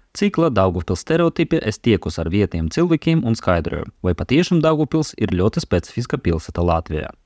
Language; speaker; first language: Latvian; non-native, local second language; Russian